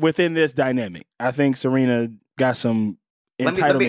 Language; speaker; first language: English; native; English